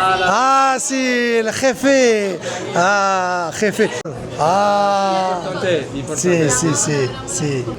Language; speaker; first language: Spanish; non-native, learner; French